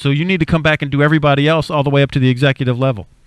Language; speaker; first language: English; native; English